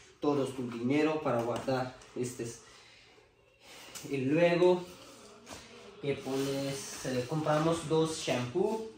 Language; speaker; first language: Spanish; non-native, learner; Urdu